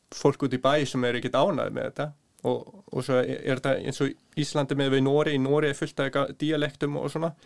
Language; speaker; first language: Icelandic; non-native, fluent; Danish